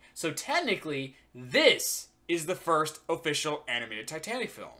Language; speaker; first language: English; native; English